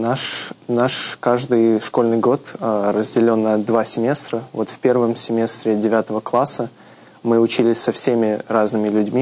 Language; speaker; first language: Russian; early bilingual, heritage; Russian